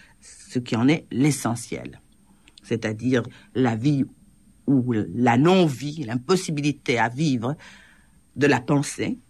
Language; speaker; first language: French; native; French